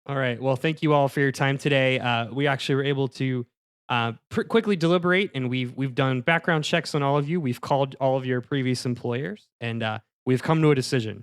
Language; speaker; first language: English; native; English